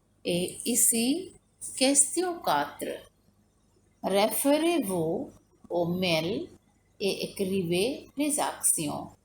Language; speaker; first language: French; non-native, fluent; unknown